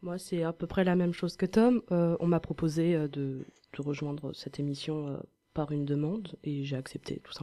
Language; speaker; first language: French; native; French